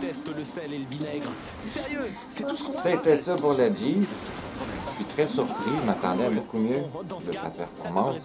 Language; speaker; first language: French; native; French